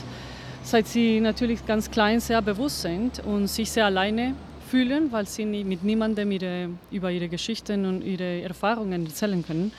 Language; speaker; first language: German; non-native, fluent; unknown